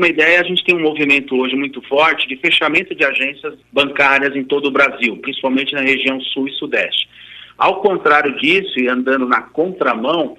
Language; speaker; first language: Portuguese; native; Portuguese